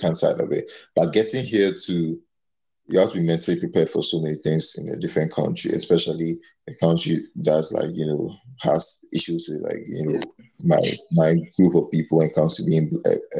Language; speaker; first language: English; non-native, local second language; Akan